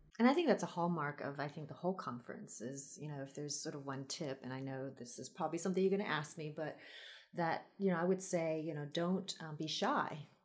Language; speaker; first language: English; early bilingual, other home language; Min Nan Chinese